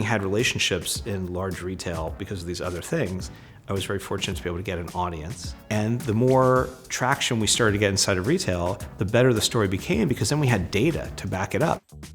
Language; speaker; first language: English; native; English